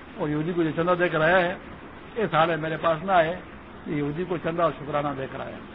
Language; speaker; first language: Urdu; non-native, local second language; Pashto